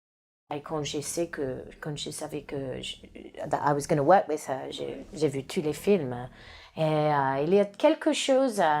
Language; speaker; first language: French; non-native, learner; English